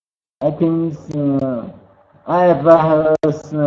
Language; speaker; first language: English; non-native, learner; Vietnamese